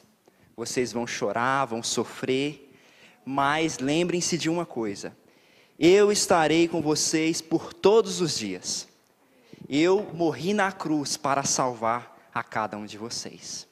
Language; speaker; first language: Portuguese; native; Portuguese